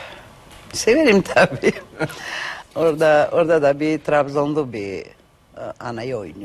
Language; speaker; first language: Turkish; non-native, learner; Macedonian